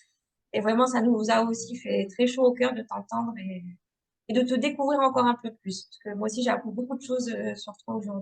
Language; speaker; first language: French; native; French